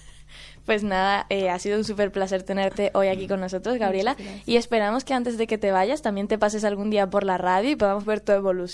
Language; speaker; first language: Spanish; native; Spanish